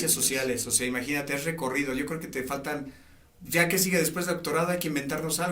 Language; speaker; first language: Spanish; native; Spanish